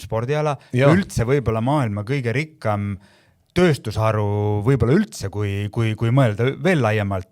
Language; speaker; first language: Estonian; native; Estonian